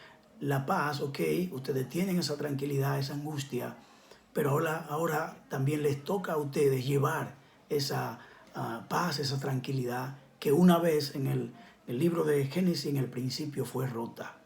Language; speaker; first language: Spanish; native; Spanish